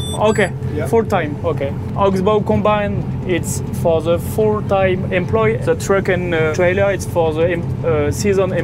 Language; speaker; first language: English; non-native, learner; French